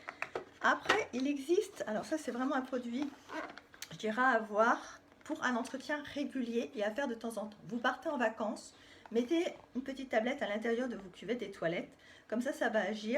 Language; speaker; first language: French; native; French